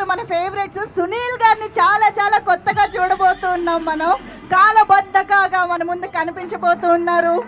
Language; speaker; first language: Telugu; native; Telugu